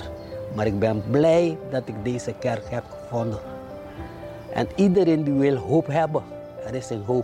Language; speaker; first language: Dutch; non-native, local second language; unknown